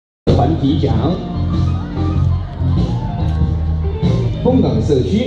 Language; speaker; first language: Chinese; native; Chinese